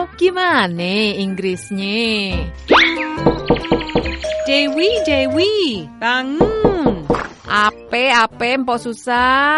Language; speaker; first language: Indonesian; native; Indonesian